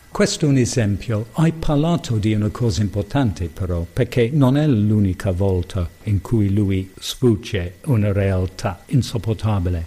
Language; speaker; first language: Italian; non-native, fluent; English